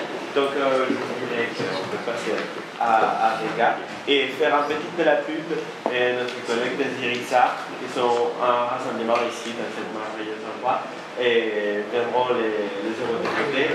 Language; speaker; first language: French; non-native, fluent; Spanish